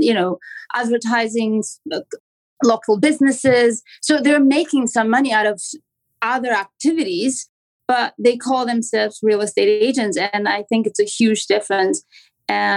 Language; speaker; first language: English; non-native, fluent; Romanian